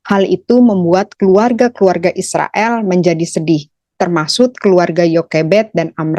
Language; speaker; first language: Indonesian; native; Indonesian